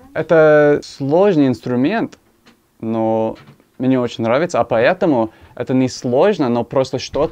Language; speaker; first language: Russian; non-native, learner; English